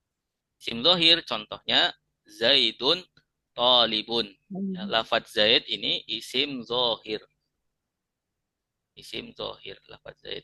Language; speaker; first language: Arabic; non-native, fluent; Indonesian